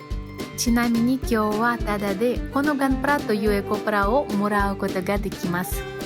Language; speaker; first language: Japanese; non-native, learner; Russian